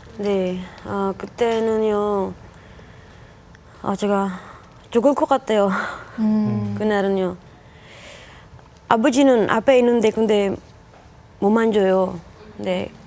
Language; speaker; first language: Korean; non-native, learner; Filipino